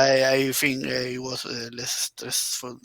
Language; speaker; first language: English; non-native, learner; Spanish